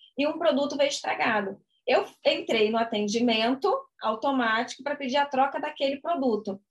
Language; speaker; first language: Portuguese; native; Portuguese